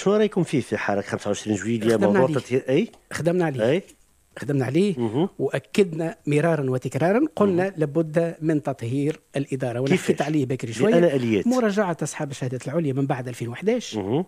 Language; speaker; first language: Arabic; native; Arabic